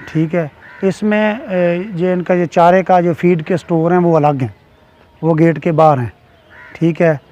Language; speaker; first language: Urdu; non-native, local second language; Punjabi